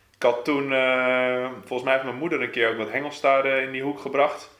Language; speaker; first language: Dutch; native; Dutch